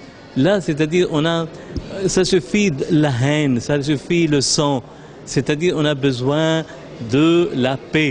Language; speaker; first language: French; non-native, local second language; Arabic